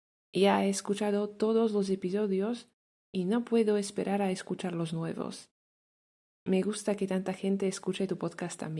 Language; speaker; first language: Spanish; non-native, learner; Slovak